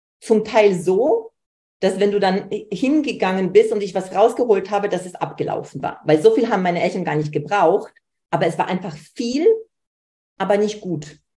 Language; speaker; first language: German; early bilingual, other home language; Polish